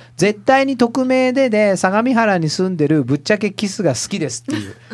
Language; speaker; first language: Japanese; early bilingual, heritage; Portuguese